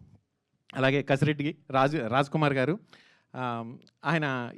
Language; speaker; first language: Telugu; native; Telugu